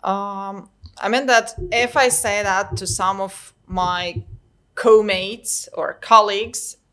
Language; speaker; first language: English; non-native, fluent; Ukrainian